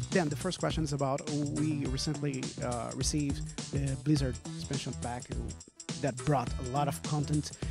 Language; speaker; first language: English; non-native, fluent; Portuguese